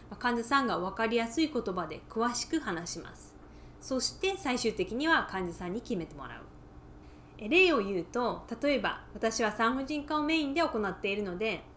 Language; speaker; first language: Japanese; native; Japanese